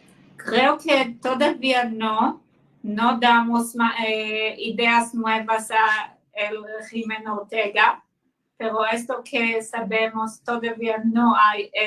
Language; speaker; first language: Spanish; non-native, fluent; Hebrew